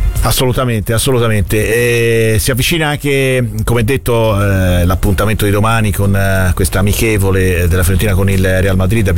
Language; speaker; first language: Italian; native; Italian